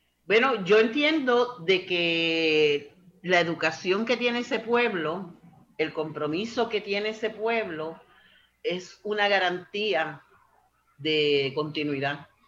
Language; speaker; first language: Spanish; native; Spanish